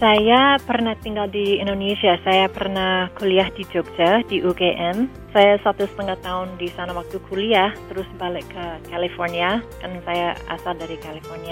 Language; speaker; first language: Indonesian; non-native, fluent; English